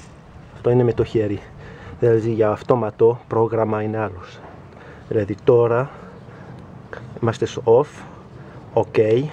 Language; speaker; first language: Greek; non-native, learner; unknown